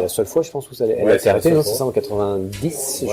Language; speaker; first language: French; native; French